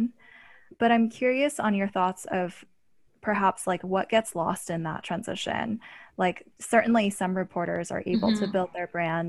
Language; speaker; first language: English; native; English